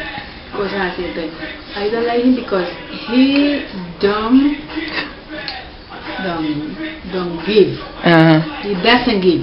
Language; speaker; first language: English; non-native, learner; Spanish